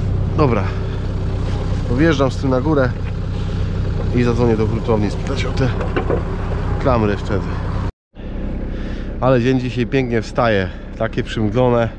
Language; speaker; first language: Polish; native; Polish